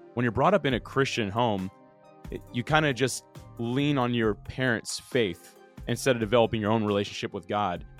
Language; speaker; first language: English; early bilingual, other home language; Italian